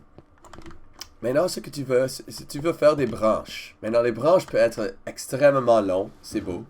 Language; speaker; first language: French; non-native, learner; English